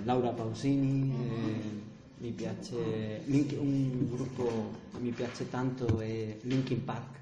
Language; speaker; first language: Italian; non-native, learner; Spanish